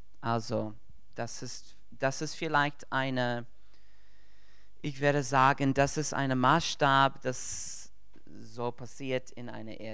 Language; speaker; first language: German; non-native, learner; English